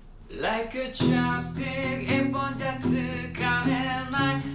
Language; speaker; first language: Japanese; non-native, learner; Korean